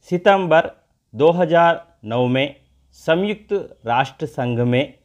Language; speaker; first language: Hindi; non-native, local second language; Telugu